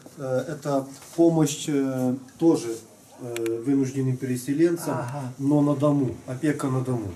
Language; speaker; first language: Russian; native; Russian